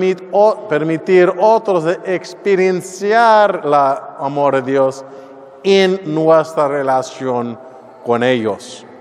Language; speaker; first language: Spanish; non-native, learner; English